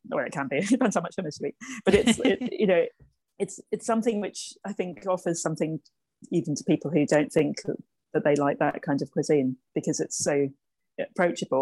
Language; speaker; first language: English; native; English